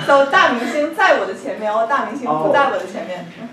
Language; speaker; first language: Chinese; non-native, fluent; English